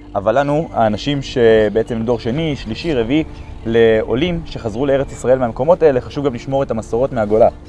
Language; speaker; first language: Hebrew; native; Hebrew